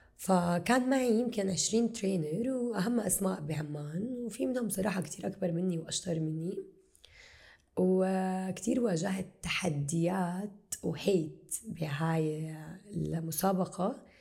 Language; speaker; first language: Arabic; native; Arabic